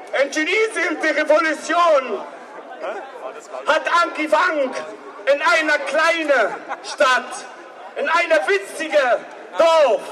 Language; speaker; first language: German; non-native, learner; Arabic